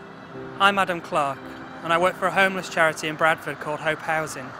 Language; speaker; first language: English; native; English